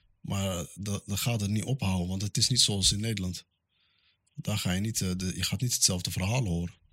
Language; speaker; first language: Dutch; early bilingual, other home language; Arabic